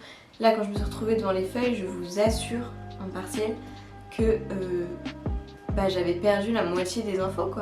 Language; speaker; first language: French; native; French